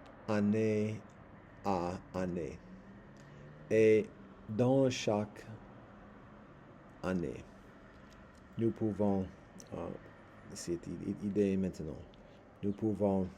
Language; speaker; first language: French; non-native, learner; English